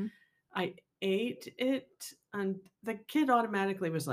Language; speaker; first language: English; native; English